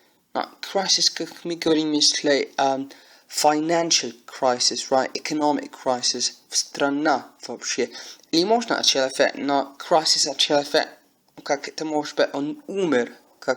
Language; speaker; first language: Russian; non-native, learner; English